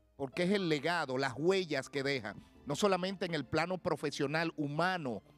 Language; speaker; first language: Spanish; native; Spanish